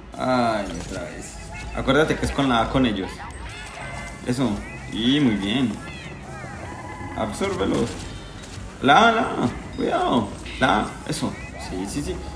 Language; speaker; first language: Spanish; native; Spanish